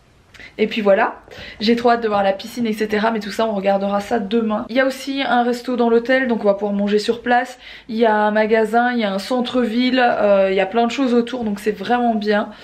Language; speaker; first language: French; native; French